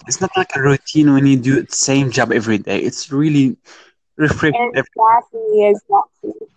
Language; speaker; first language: English; non-native, fluent; Arabic